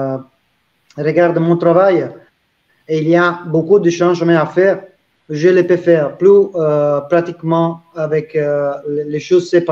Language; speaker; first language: French; non-native, learner; Italian